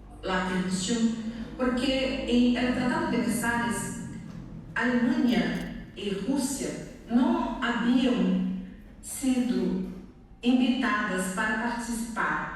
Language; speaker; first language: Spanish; non-native, learner; Portuguese